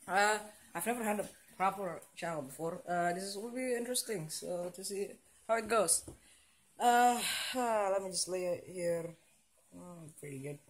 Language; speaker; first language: English; non-native, local second language; Indonesian